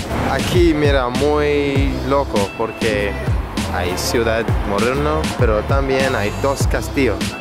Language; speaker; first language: Spanish; non-native, learner; English